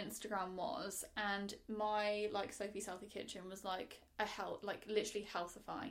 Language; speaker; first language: English; native; English